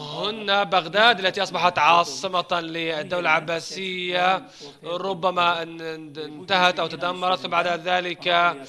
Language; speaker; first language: Arabic; non-native, fluent; Turkish